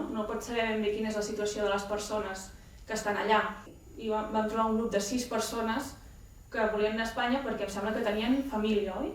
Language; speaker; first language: Catalan; native; Catalan